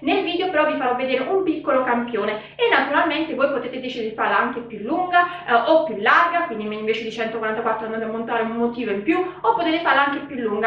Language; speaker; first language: Italian; native; Italian